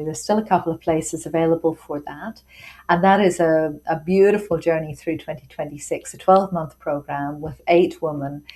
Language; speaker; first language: English; native; English